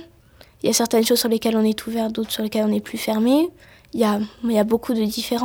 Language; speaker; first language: French; native; French